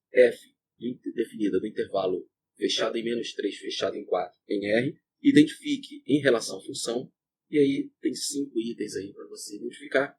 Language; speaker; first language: Portuguese; native; Portuguese